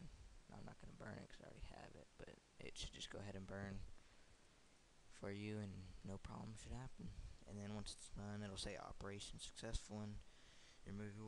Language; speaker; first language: English; native; English